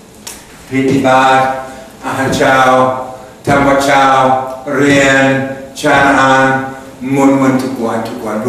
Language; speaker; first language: Thai; non-native, learner; English